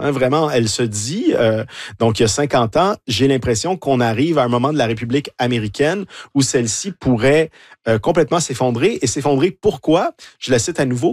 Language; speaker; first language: French; native; French